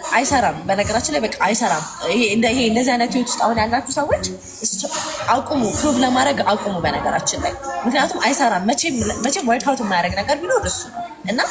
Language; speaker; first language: Amharic; native; Amharic